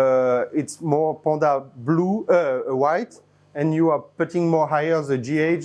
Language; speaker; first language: English; non-native, fluent; French